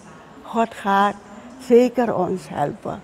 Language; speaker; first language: Dutch; non-native, local second language; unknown